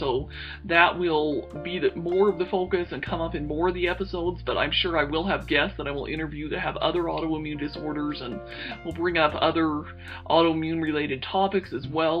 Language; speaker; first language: English; native; English